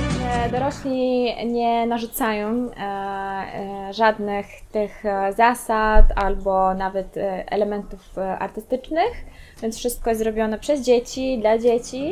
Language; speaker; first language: Polish; non-native, fluent; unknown